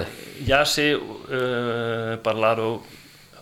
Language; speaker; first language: Catalan; non-native, fluent; Dutch